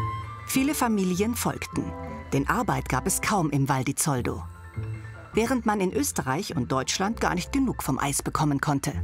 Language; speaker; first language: German; native; German